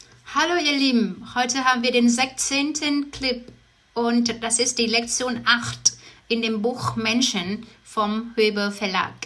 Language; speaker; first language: German; non-native, fluent; Vietnamese